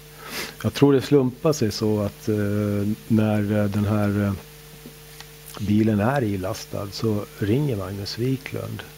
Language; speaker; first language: Swedish; native; Swedish